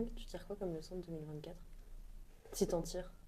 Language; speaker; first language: French; native; French